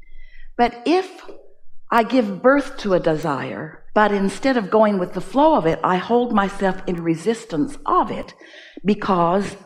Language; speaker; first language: English; native; English